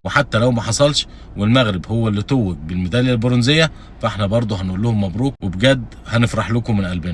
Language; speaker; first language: Arabic; native; Arabic